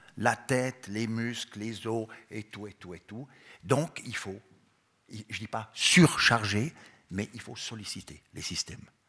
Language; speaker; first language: French; native; French